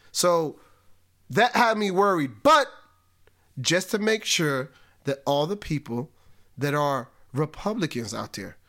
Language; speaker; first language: English; native; English